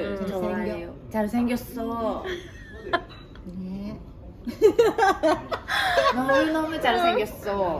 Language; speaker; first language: Korean; non-native, learner; Japanese